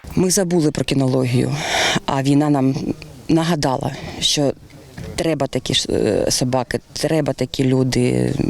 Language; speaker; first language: Ukrainian; non-native, local second language; Russian